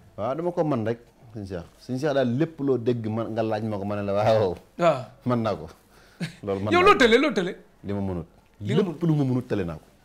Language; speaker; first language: Wolof; native; Wolof